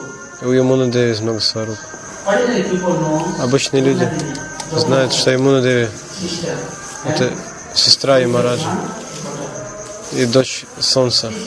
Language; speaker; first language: Russian; non-native, fluent; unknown